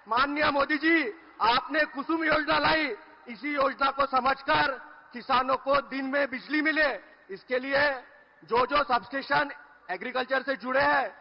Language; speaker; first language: Hindi; non-native, local second language; Marathi